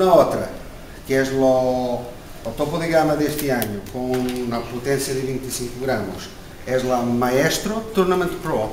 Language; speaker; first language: Spanish; non-native, learner; Portuguese